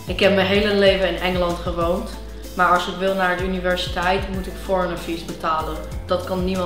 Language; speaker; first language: Dutch; early bilingual, heritage; Dutch